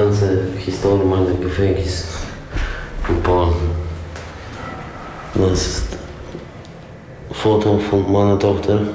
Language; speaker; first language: German; non-native, learner; Polish